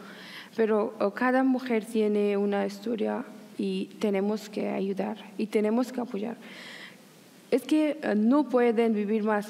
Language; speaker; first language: Spanish; non-native, learner; Persian